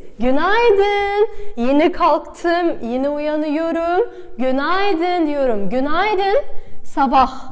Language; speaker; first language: Turkish; non-native, fluent; Kazakh